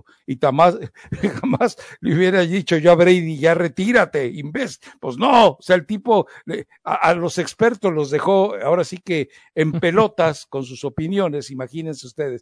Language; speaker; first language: Spanish; native; Spanish